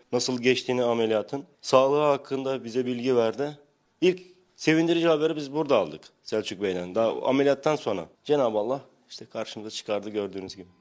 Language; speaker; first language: Turkish; native; Turkish